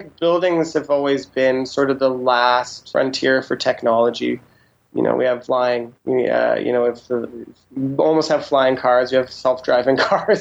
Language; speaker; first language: English; native; English